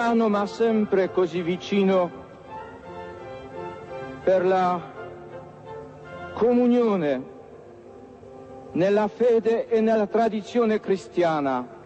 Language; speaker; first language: Italian; non-native, fluent; Polish